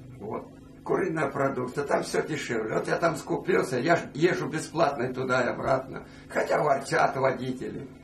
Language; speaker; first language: Russian; native; Russian